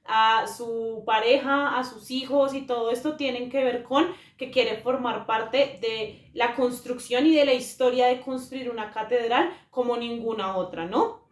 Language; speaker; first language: Spanish; native; Spanish